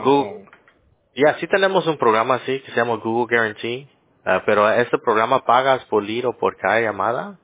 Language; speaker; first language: Spanish; early bilingual, heritage; English